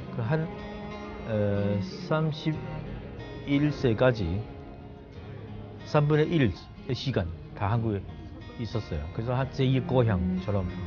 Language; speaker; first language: Korean; non-native, fluent; Chinese